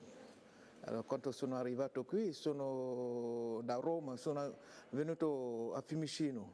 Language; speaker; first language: Italian; non-native, learner; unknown